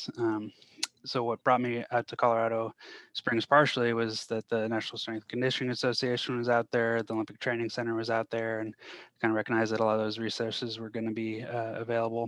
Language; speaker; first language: English; native; English